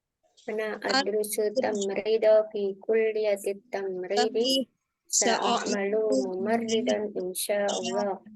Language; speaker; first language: Arabic; non-native, learner; Indonesian